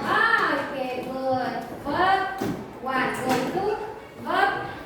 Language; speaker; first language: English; non-native, learner; Indonesian